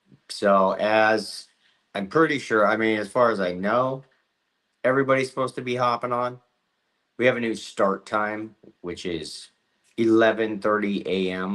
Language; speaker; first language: English; native; English